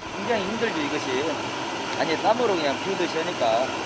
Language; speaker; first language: Korean; native; Korean